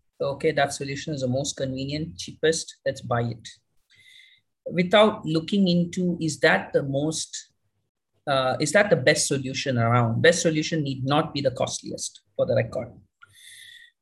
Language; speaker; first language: English; non-native, local second language; Malayalam